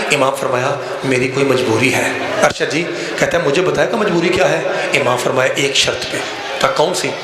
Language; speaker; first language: Urdu; non-native, local second language; Punjabi